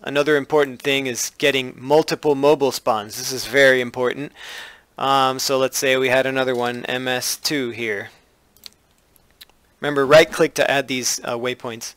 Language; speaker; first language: English; native; English